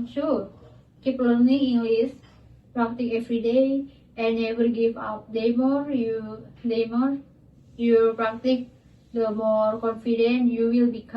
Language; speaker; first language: English; non-native, learner; Indonesian